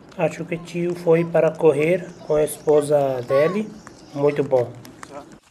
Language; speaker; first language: Portuguese; non-native, learner; Hindi